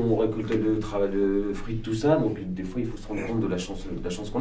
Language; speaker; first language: French; native; French